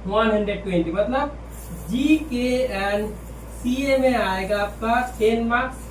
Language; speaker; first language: Hindi; non-native, local second language; Bangla